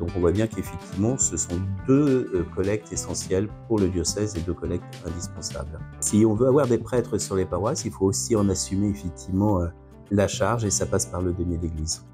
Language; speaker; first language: French; native; French